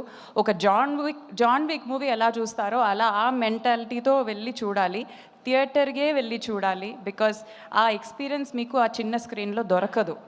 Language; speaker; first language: Telugu; non-native, fluent; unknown